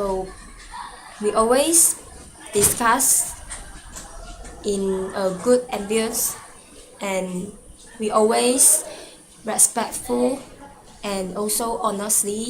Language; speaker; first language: English; non-native, local second language; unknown